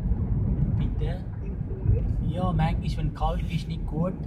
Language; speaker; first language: German; non-native, learner; Kannada